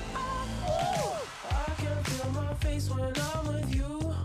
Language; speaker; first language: Spanish; native; Spanish